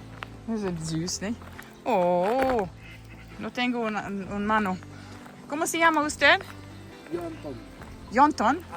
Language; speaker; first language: Spanish; non-native, learner; English